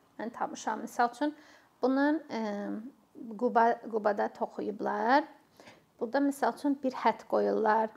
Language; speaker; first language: Azerbaijani; non-native, fluent; English